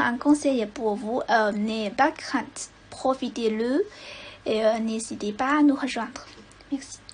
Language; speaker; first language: French; non-native, fluent; Chinese